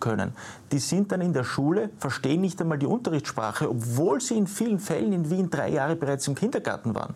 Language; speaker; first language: German; native; German